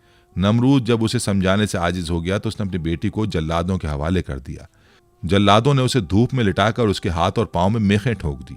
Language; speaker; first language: Urdu; native; Urdu